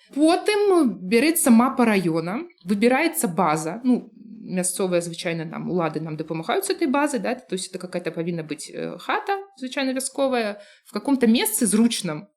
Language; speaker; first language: Belarusian; non-native, local second language; Russian